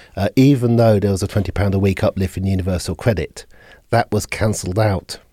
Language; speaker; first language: English; native; English